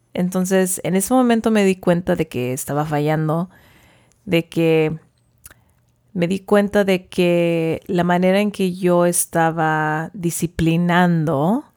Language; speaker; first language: Spanish; early bilingual, heritage; Spanish